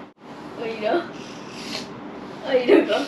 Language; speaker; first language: Japanese; early bilingual, other home language; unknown